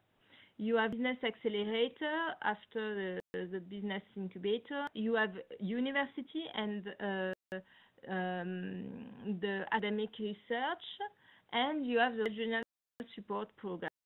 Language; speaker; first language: English; non-native, learner; French